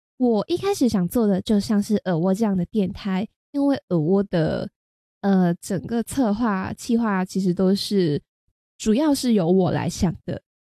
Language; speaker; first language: Chinese; non-native, local second language; Cantonese